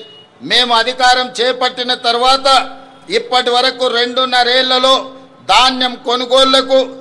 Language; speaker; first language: Telugu; native; Telugu